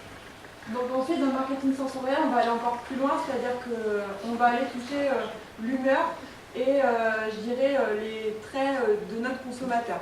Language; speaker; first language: French; native; French